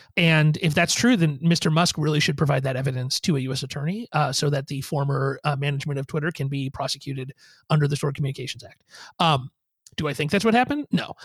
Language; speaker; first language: English; native; English